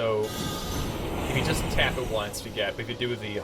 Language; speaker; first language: English; native; English